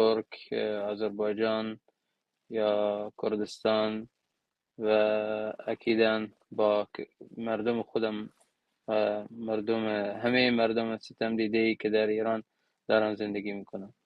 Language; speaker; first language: Persian; non-native, local second language; Arabic